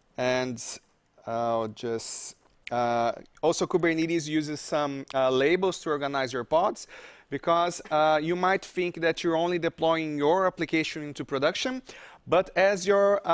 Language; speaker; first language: English; non-native, fluent; Portuguese